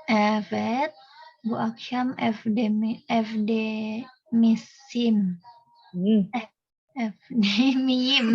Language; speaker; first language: Turkish; non-native, learner; Indonesian